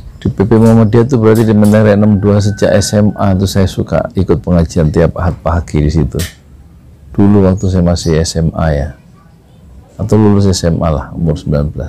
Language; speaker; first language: Indonesian; native; Indonesian